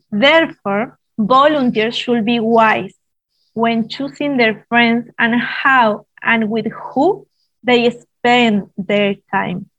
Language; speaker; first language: English; non-native, fluent; Spanish